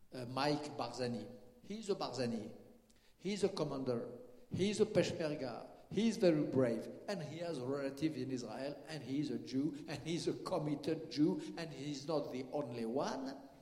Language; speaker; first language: English; non-native, fluent; French